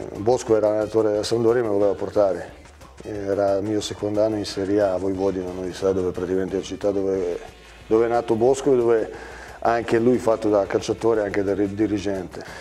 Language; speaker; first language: Italian; non-native, fluent; Serbian